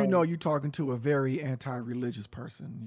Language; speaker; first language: English; native; English